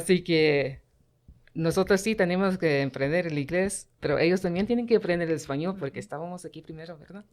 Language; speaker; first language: Spanish; early bilingual, heritage; Spanish